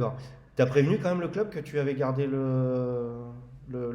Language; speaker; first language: French; native; French